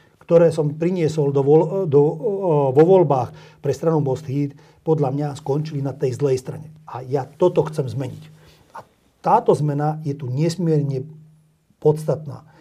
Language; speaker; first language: Slovak; non-native, local second language; Hungarian